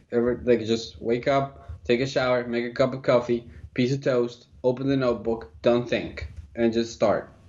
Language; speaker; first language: English; non-native, fluent; Spanish